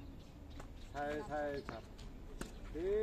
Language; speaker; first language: Korean; native; Korean